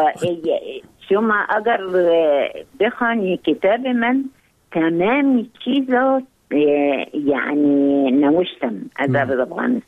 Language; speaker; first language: Persian; non-native, learner; Arabic